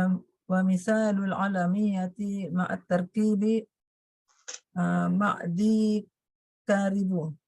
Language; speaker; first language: Arabic; non-native, learner; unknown